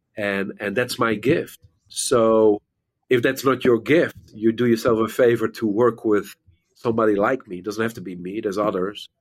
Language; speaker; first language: English; non-native, fluent; Dutch